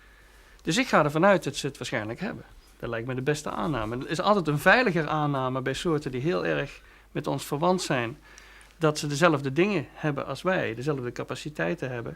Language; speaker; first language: Dutch; native; Dutch